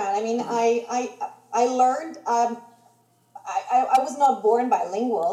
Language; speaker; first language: English; non-native, fluent; Greek